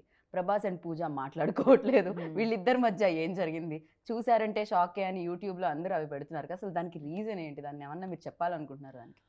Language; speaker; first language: Telugu; native; Telugu